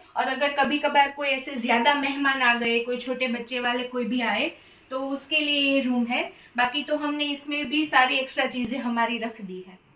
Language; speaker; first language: Hindi; non-native, local second language; Gujarati